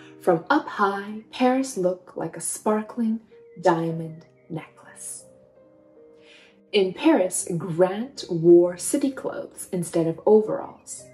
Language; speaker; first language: English; native; English